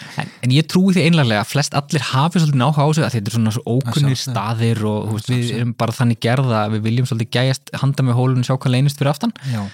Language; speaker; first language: Icelandic; native; Icelandic